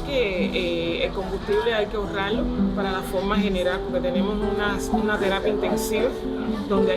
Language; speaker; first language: Spanish; native; Spanish